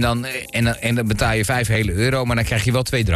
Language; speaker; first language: Dutch; native; Dutch